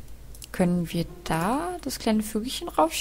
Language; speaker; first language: German; native; German